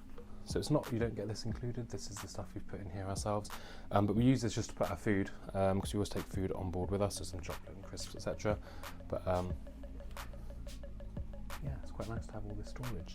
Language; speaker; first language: English; native; English